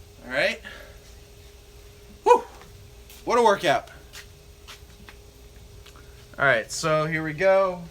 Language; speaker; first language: English; native; English